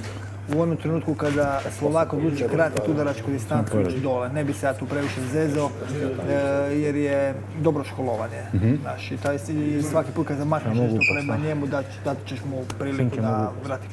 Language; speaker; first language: Croatian; native; Croatian